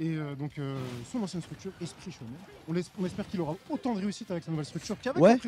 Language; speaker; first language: French; native; French